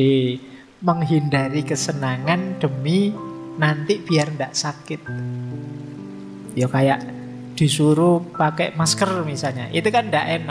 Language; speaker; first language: Indonesian; native; Indonesian